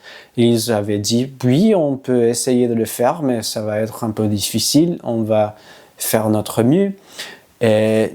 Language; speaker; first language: French; non-native, learner; English